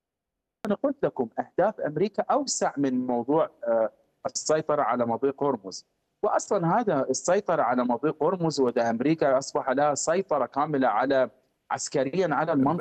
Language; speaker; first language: Arabic; non-native, fluent; Persian